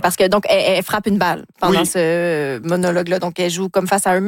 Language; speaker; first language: French; native; French